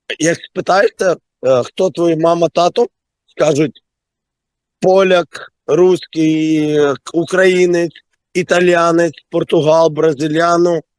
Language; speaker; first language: Ukrainian; native; Ukrainian